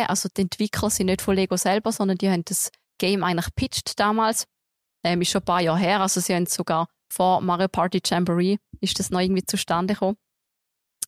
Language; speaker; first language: German; native; German